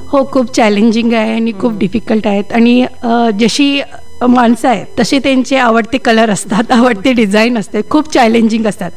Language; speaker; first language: Marathi; native; Marathi